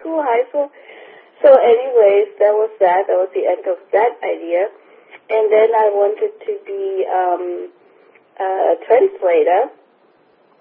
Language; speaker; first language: English; non-native, fluent; German